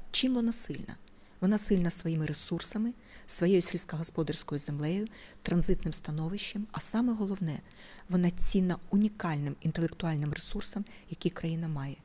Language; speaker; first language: Ukrainian; non-native, local second language; Russian